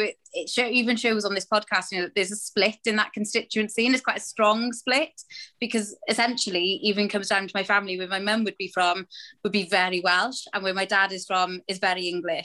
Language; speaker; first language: English; native; English